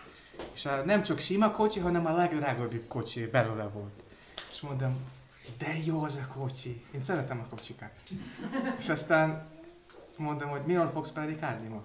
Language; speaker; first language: Hungarian; non-native, learner; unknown